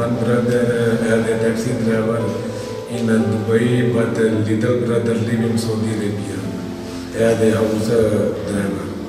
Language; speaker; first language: English; non-native, learner; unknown